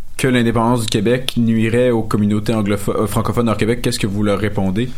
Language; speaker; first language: French; native; French